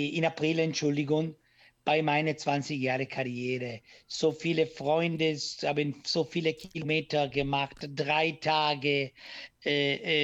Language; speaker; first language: German; non-native, learner; Italian